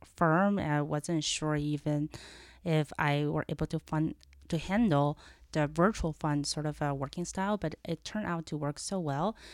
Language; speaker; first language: English; non-native, fluent; Chinese